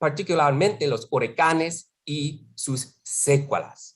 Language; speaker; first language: Spanish; non-native, fluent; English